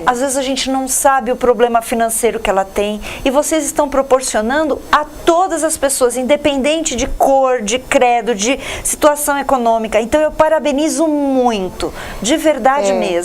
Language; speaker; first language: Portuguese; native; Portuguese